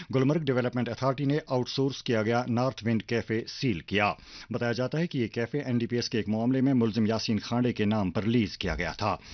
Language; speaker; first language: Urdu; non-native, local second language; Kashmiri